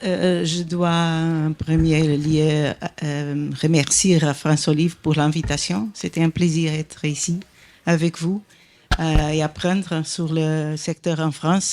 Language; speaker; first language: French; non-native, fluent; Portuguese